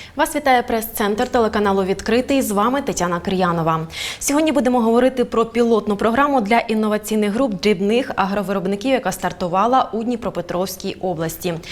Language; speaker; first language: Ukrainian; native; Ukrainian